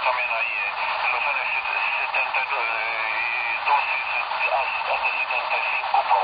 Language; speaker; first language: Spanish; non-native, learner; Swedish